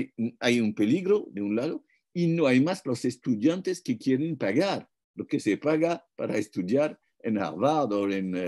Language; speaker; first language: Spanish; non-native, fluent; French